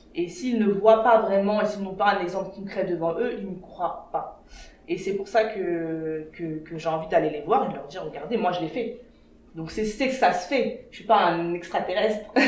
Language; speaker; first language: French; early bilingual, other home language; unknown